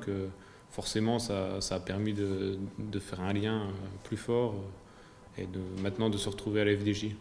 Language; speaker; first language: French; native; French